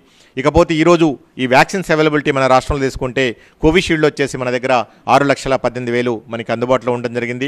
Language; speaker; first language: Telugu; native; Telugu